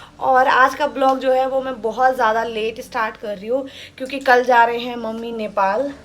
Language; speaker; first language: Hindi; early bilingual, other home language; Nepali